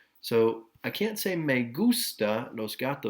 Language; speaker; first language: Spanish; non-native, fluent; English